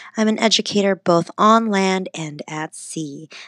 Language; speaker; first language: English; non-native, local second language; Cebuano